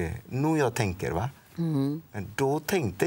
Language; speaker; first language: Swedish; non-native, fluent; Odia